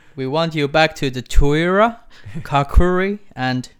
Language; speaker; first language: English; non-native, learner; Finnish